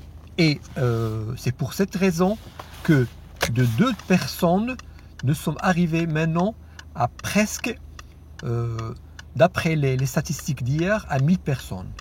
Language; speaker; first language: French; non-native, fluent; Arabic